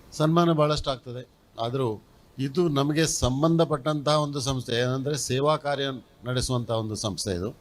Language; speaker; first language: Kannada; non-native, local second language; Tulu